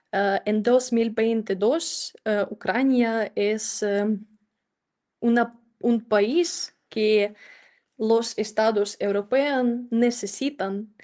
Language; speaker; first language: Spanish; non-native, fluent; Ukrainian